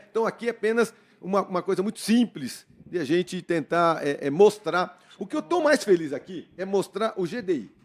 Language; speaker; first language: Portuguese; native; Portuguese